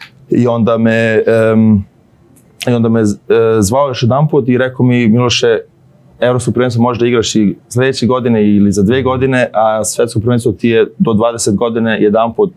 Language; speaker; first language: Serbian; early bilingual, heritage; Serbian